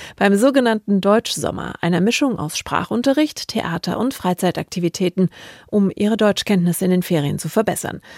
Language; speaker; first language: German; native; German